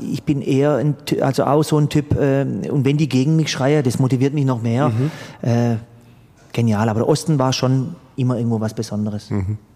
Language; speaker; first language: German; early bilingual, other home language; Croatian